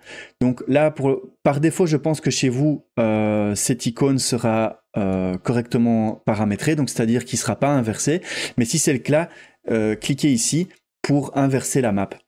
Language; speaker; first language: French; native; French